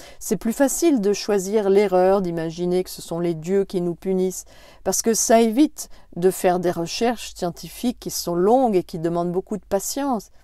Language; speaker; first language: French; native; French